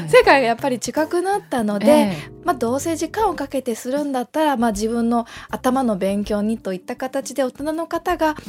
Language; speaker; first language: Japanese; native; Japanese